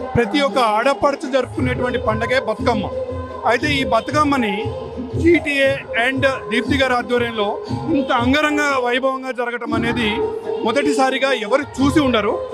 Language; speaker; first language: Telugu; native; Telugu